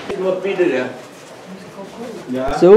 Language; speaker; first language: German; non-native, learner; Vietnamese